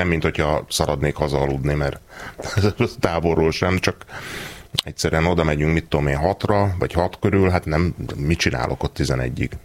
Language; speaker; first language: Hungarian; native; Hungarian